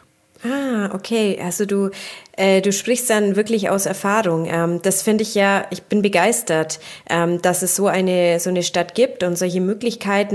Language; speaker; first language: German; native; German